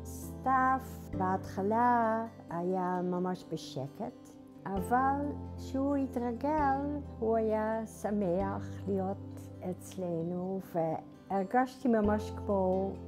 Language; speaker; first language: Hebrew; non-native, learner; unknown